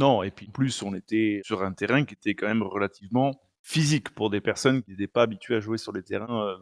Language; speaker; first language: French; native; French